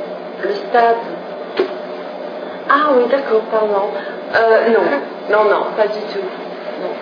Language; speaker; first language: French; non-native, fluent; English